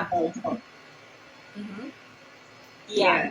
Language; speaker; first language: German; non-native, learner; Thai